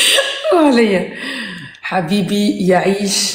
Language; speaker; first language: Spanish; non-native, learner; Arabic